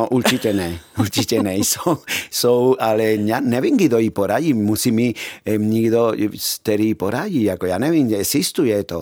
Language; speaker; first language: Czech; non-native, fluent; Spanish